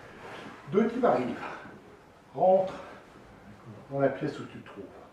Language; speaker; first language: French; native; French